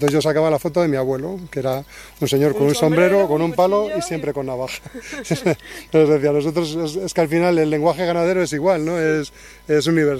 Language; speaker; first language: Spanish; native; Spanish